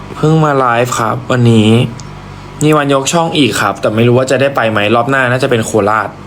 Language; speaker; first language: Thai; native; Thai